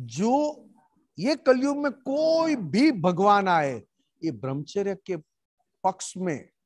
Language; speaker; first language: Hindi; non-native, local second language; Gujarati